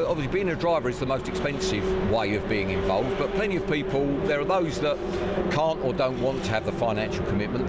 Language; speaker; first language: English; native; English